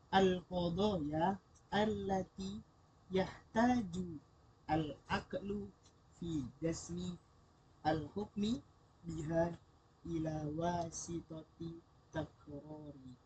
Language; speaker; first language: Arabic; non-native, learner; Indonesian